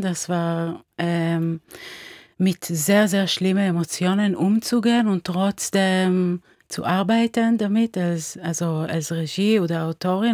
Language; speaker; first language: German; non-native, fluent; Hebrew